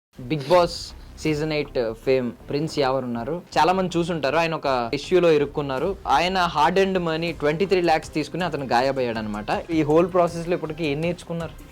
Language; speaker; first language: Telugu; native; Telugu